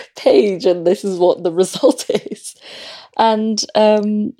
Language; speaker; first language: English; native; English